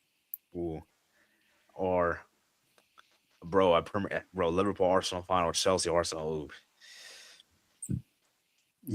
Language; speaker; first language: English; native; English